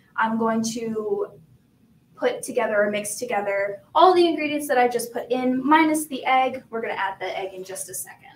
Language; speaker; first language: English; native; English